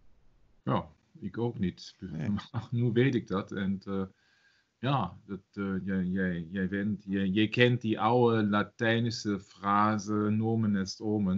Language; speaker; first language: Dutch; non-native, learner; German